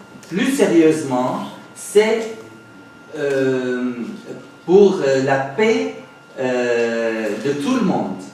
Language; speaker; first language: French; non-native, fluent; Arabic